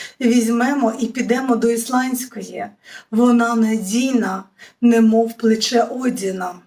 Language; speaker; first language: Ukrainian; native; Ukrainian